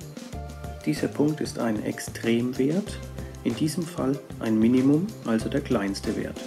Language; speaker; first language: German; native; German